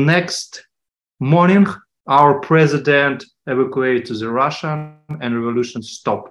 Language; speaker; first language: English; non-native, learner; Ukrainian